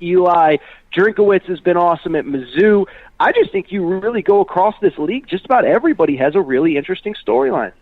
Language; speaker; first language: English; native; English